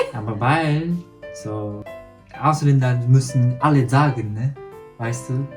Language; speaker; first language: German; non-native, learner; Japanese